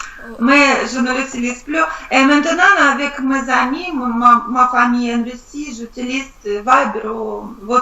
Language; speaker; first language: French; non-native, learner; Russian